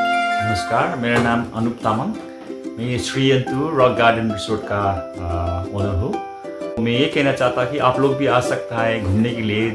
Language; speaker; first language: Hindi; non-native, learner; Nepali